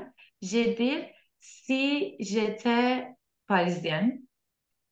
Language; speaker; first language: French; non-native, learner; Turkish